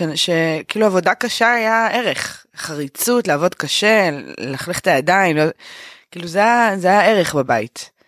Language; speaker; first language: Hebrew; native; Hebrew